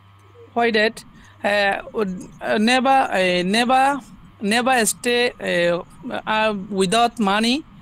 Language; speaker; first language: English; non-native, learner; Bangla